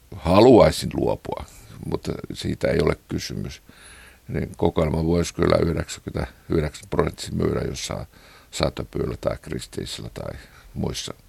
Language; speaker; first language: Finnish; native; Finnish